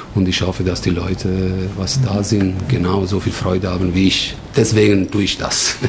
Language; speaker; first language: German; non-native, learner; Italian